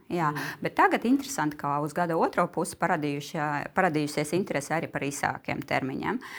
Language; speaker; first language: Latvian; non-native, local second language; Russian